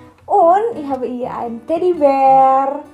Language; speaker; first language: German; non-native, fluent; Indonesian